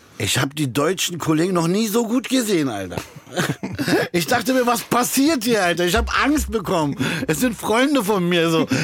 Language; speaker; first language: German; early bilingual, other home language; Arabic